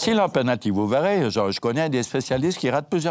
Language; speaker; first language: French; native; French